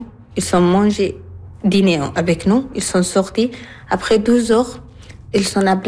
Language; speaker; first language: French; non-native, learner; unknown